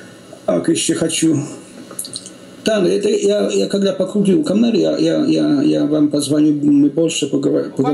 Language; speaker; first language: Russian; non-native, learner; Polish